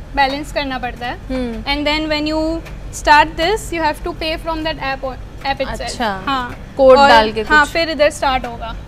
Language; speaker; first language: Hindi; non-native, local second language; Gujarati